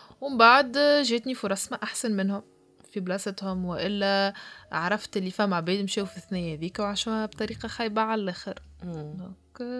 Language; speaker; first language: Arabic; native; Arabic